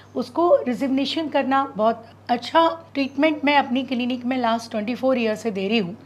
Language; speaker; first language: Hindi; native; Hindi